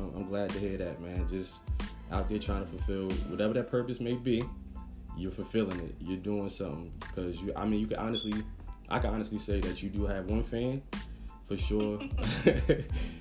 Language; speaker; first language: English; native; English